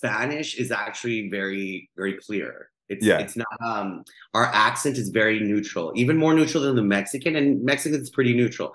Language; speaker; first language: English; non-native, fluent; Spanish